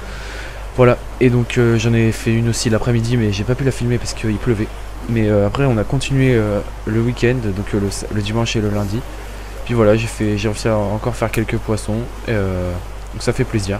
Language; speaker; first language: French; native; French